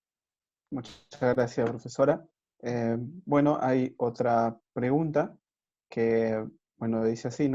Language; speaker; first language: Spanish; native; Spanish